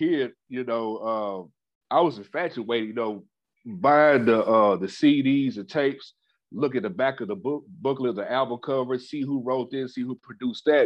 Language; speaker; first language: English; native; English